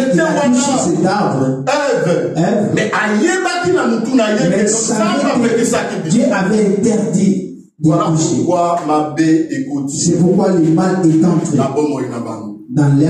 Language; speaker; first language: French; non-native, local second language; Lingala